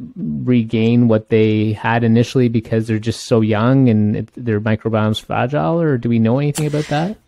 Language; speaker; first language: English; native; English